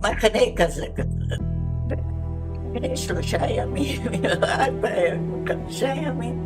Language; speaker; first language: Hebrew; non-native, fluent; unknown